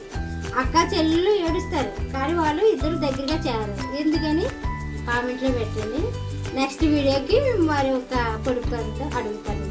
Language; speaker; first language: Telugu; native; Telugu